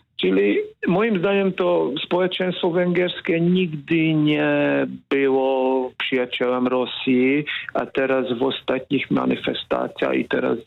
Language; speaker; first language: Polish; non-native, fluent; Hungarian